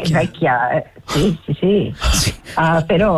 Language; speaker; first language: Italian; non-native, learner; English